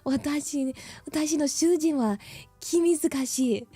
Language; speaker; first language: Japanese; non-native, learner; English